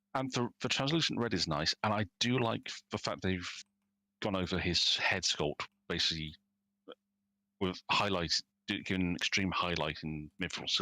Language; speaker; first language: English; native; English